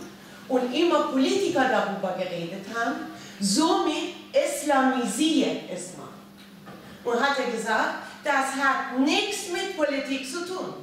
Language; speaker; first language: German; non-native, fluent; Persian